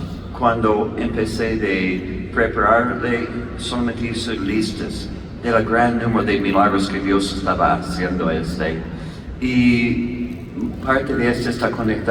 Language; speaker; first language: Spanish; non-native, learner; English